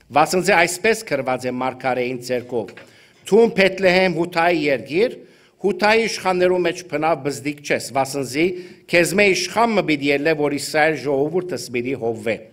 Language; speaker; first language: Armenian; early bilingual, heritage; Armenian